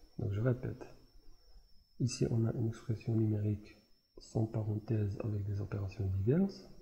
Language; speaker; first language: French; non-native, local second language; Arabic